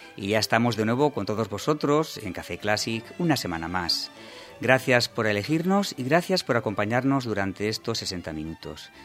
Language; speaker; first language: Spanish; native; Spanish